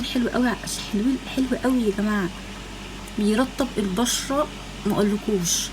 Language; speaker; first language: Arabic; native; Arabic